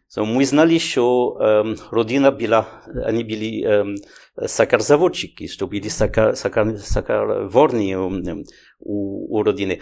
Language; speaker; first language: Ukrainian; non-native, learner; French